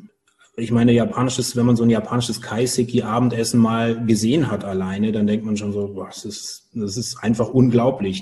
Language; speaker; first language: German; native; German